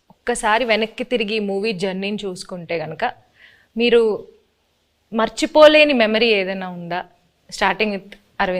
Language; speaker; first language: Telugu; native; Telugu